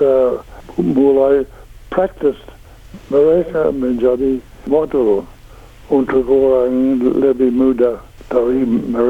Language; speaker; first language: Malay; non-native, learner; English